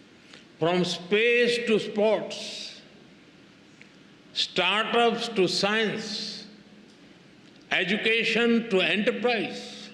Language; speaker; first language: English; non-native, local second language; Hindi